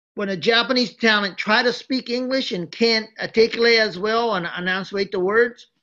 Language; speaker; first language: English; early bilingual, other home language; Japanese